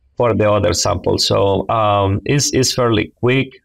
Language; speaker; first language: English; non-native, fluent; Spanish